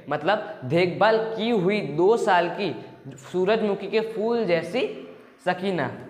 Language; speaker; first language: Hindi; non-native, local second language; Gujarati